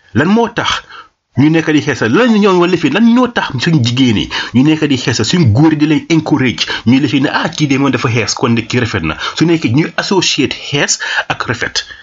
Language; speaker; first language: Wolof; non-native, local second language; Serer